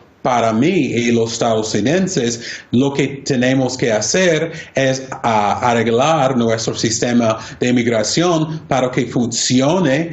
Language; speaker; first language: Spanish; non-native, fluent; English